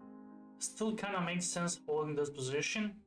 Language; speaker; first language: English; non-native, fluent; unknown